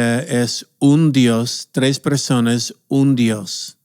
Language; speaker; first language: Spanish; non-native, fluent; English